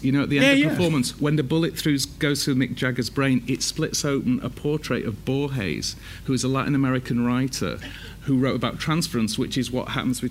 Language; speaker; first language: English; native; English